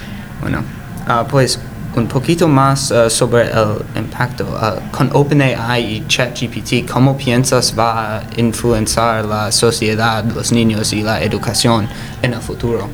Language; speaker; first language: Spanish; non-native, fluent; English